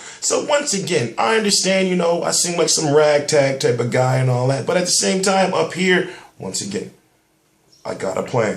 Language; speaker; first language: English; native; English